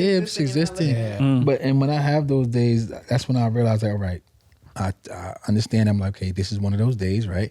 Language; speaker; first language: English; native; English